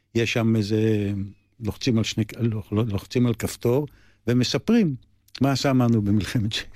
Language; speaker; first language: Hebrew; native; Hebrew